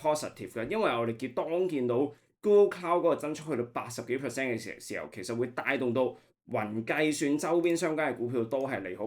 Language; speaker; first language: Cantonese; native; Cantonese